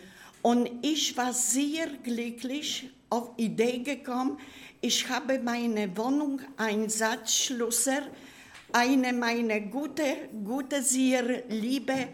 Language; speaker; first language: German; non-native, learner; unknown